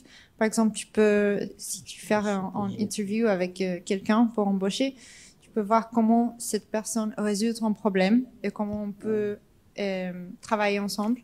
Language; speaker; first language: French; non-native, fluent; English